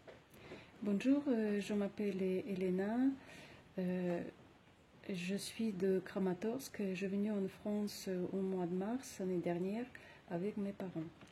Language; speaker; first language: French; non-native, fluent; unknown